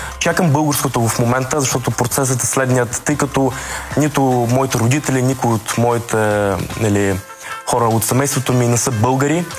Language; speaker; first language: Bulgarian; early bilingual, other home language; Russian